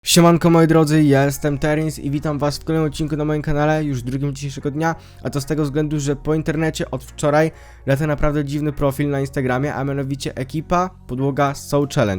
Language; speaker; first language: Polish; native; Polish